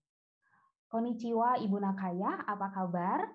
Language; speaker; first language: Indonesian; native; Indonesian